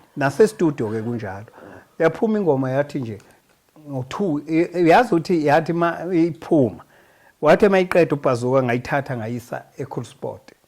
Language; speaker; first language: Zulu; native; Zulu